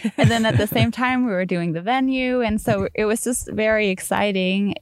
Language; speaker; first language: English; non-native, fluent; Danish